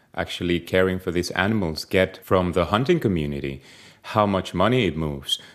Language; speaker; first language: English; non-native, fluent; Spanish